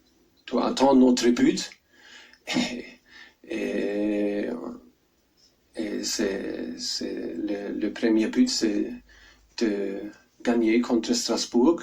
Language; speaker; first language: French; non-native, learner; German